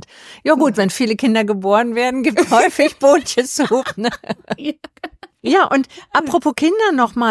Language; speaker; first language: German; native; German